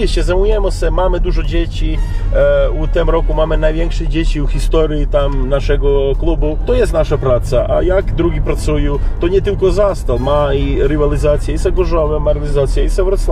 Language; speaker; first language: Polish; non-native, learner; Serbian